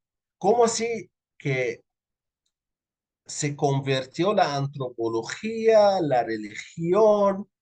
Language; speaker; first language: Spanish; non-native, fluent; Arabic